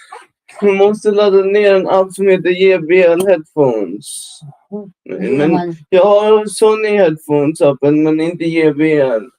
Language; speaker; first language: Swedish; early bilingual, other home language; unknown